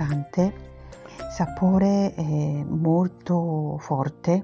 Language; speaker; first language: Italian; non-native, learner; Japanese